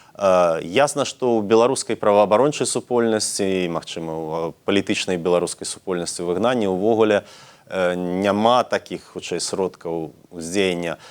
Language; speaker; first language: Belarusian; native; Belarusian